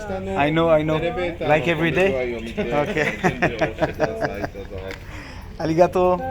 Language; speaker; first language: English; non-native, learner; French